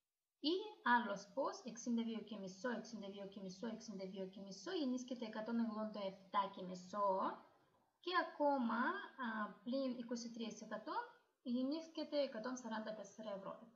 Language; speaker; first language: Greek; non-native, learner; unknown